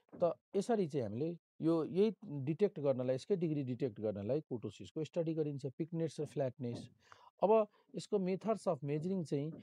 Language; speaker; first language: Nepali; non-native, local second language; Maithili